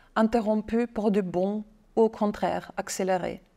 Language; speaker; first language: French; non-native, fluent; German